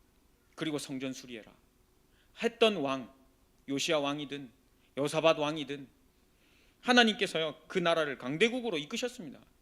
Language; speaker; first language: Korean; native; Korean